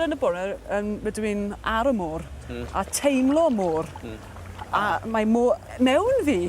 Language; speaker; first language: Welsh; non-native, local second language; English